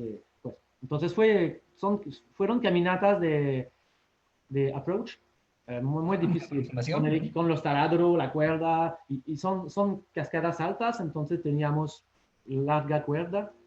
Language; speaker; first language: Spanish; non-native, fluent; French